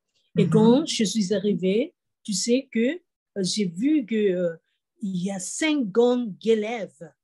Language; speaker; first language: French; non-native, fluent; Thai